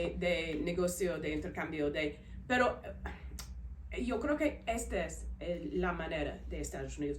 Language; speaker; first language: Spanish; non-native, learner; English